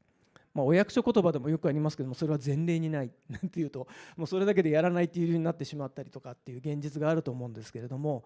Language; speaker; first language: Japanese; native; Japanese